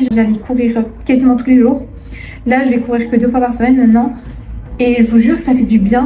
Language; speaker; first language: French; native; French